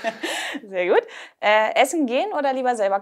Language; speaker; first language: German; native; German